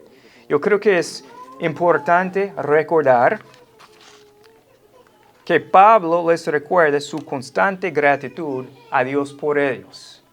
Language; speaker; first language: Spanish; non-native, fluent; English